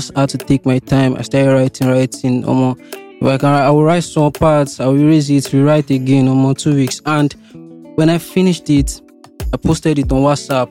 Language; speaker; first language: English; non-native, local second language; Yoruba